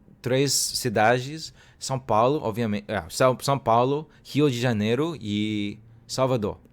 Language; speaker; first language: Portuguese; non-native, learner; Cantonese